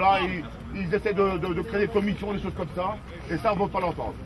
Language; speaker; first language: French; native; French